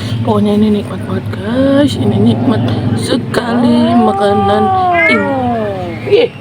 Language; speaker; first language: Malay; non-native, local second language; Sundanese